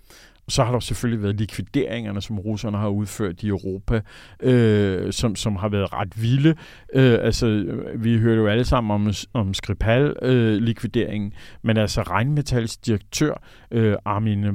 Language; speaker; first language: Danish; native; Danish